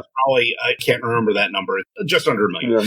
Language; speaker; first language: English; native; English